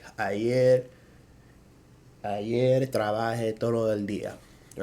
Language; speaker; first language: Spanish; early bilingual, heritage; English